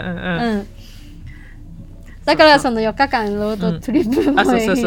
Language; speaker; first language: Japanese; non-native, fluent; Cantonese